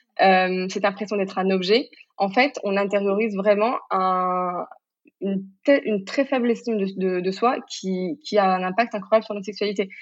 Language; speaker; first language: French; non-native, local second language; Arabic